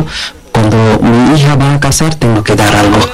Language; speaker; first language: Spanish; non-native, learner; Bangla